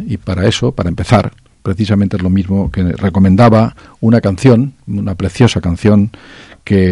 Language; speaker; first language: Spanish; native; Spanish